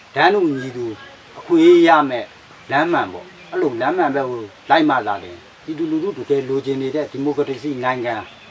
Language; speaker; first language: Burmese; native; Burmese